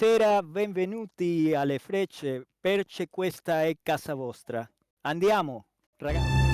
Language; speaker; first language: Italian; non-native, learner; Spanish